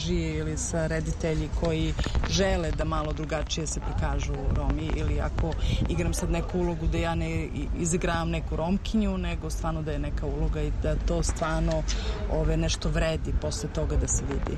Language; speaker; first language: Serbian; early bilingual, heritage; Romany